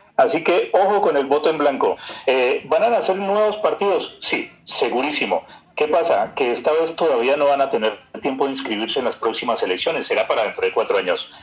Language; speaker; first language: Spanish; native; Spanish